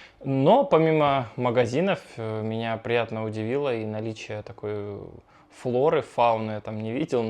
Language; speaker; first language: Russian; native; Russian